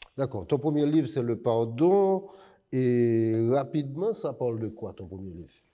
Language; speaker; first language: French; non-native, local second language; Haitian Creole